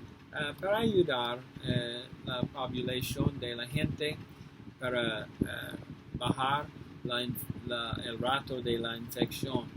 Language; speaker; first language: Spanish; non-native, fluent; English